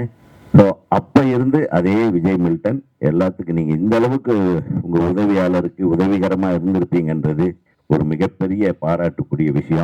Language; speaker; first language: Tamil; native; Tamil